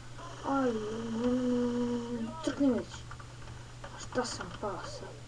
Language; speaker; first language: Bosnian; early bilingual, heritage; Bosnian